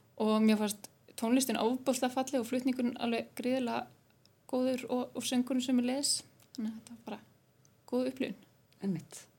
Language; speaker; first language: Icelandic; native; Icelandic